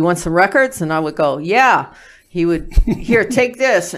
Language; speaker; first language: English; native; English